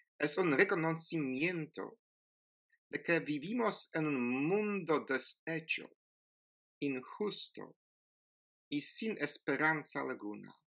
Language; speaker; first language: Spanish; non-native, fluent; Polish